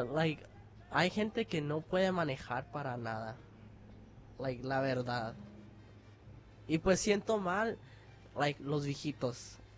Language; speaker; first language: Spanish; early bilingual, heritage; Spanish